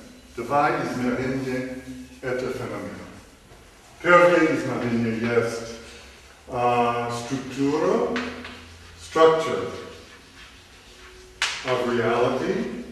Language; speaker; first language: Russian; non-native, learner; English